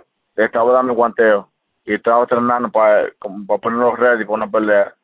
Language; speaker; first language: Spanish; early bilingual, heritage; English